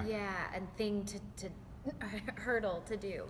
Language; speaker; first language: English; native; English